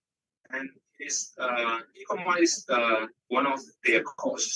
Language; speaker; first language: English; non-native, learner; Vietnamese